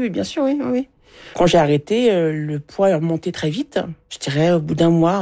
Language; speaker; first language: French; native; French